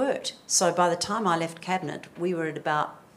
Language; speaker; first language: English; native; English